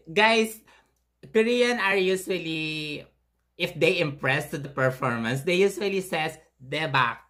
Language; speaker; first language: English; non-native, local second language; Filipino